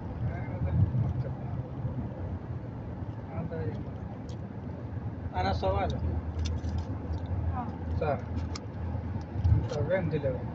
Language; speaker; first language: Arabic; non-native, learner; Hindi